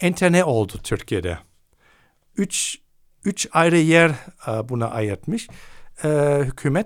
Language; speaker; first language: Turkish; non-native, fluent; German